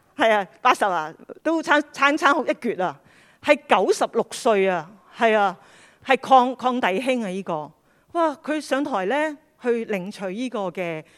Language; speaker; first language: Cantonese; native; Cantonese